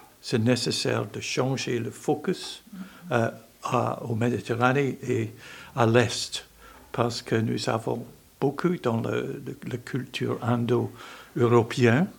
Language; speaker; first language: French; non-native, learner; English